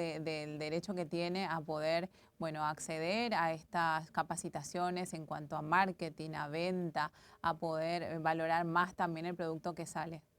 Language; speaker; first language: Spanish; native; Spanish